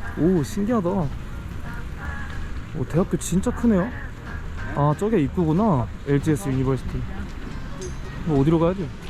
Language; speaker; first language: Korean; native; Korean